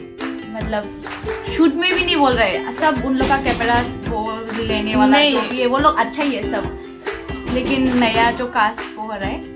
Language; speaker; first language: Hindi; non-native, local second language; Bodo